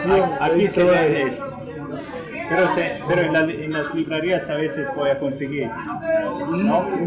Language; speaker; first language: Spanish; non-native, learner; Italian